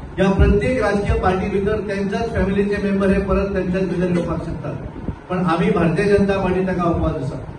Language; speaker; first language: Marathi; non-native, local second language; Konkani